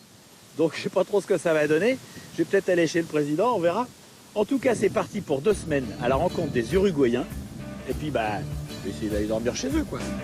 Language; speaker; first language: French; native; French